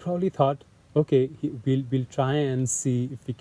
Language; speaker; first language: English; non-native, local second language; Hindi